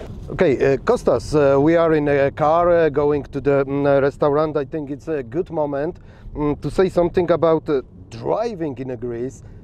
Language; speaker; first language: English; non-native, fluent; Polish